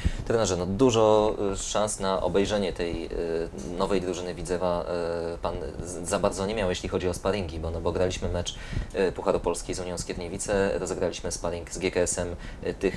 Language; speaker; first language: Polish; native; Polish